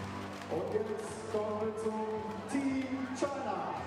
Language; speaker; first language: German; native; German